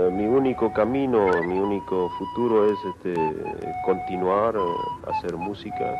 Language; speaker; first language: Spanish; non-native, local second language; Quechua